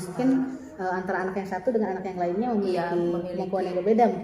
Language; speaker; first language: Indonesian; native; Indonesian